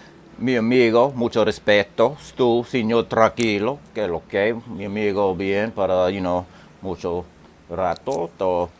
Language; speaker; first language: Spanish; non-native, learner; English